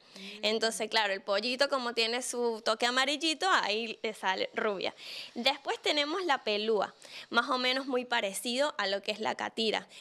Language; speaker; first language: Spanish; native; Spanish